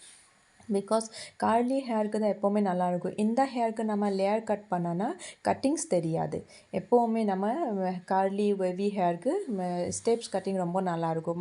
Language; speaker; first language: Tamil; non-native, fluent; Assamese